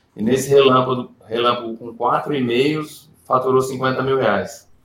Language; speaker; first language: Portuguese; native; Portuguese